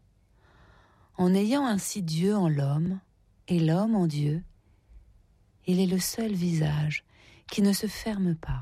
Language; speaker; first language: French; native; French